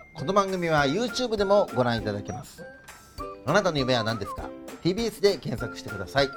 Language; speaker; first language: Japanese; native; Japanese